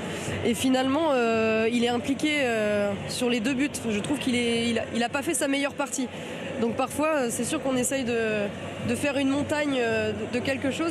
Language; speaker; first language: French; native; French